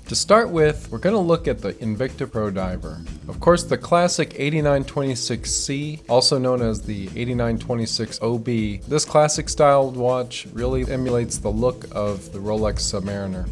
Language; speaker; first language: English; native; English